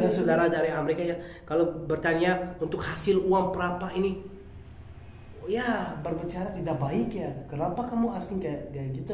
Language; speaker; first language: Indonesian; non-native, learner; Arabic